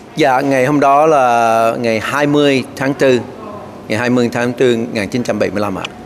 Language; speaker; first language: Vietnamese; early bilingual, other home language; English